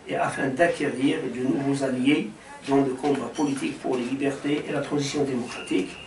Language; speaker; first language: French; non-native, local second language; Arabic